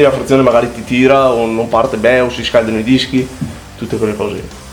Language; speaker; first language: Italian; native; Italian